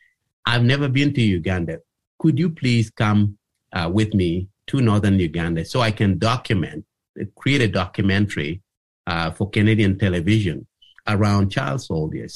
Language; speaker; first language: English; non-native, local second language; Acoli